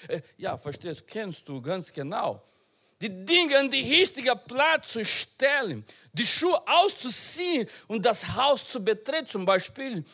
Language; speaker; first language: German; non-native, learner; Portuguese